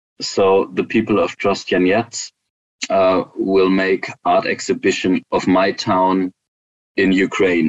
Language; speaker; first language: English; non-native, fluent; German